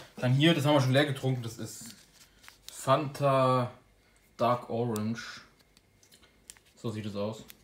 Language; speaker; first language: German; native; German